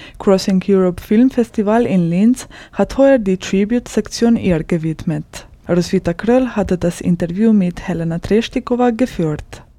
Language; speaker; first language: German; native; German